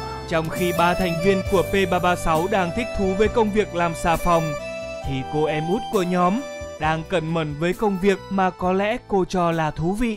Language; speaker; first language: Vietnamese; native; Vietnamese